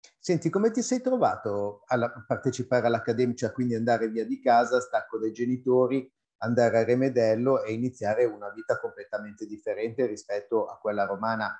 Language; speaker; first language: Italian; native; Italian